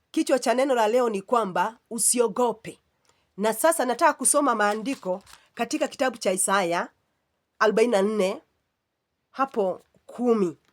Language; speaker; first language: Swahili; non-native, local second language; Kikuyu